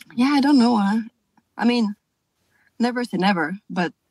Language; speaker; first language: English; non-native, fluent; French